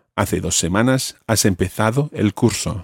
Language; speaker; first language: Spanish; non-native, fluent; English